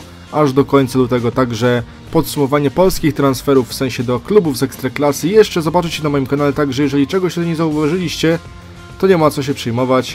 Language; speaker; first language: Polish; native; Polish